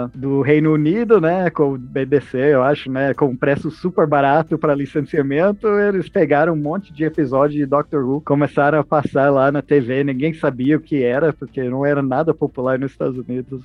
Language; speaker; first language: Portuguese; non-native, fluent; English